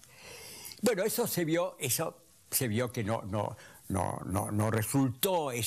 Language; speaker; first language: Spanish; native; Spanish